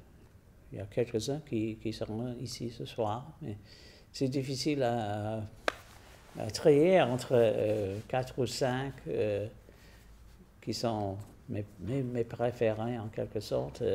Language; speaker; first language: French; non-native, fluent; English